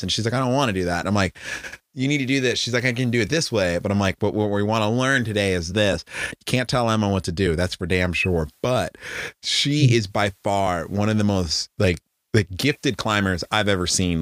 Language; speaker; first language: English; native; English